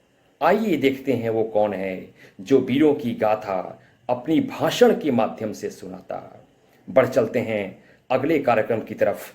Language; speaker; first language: Hindi; native; Hindi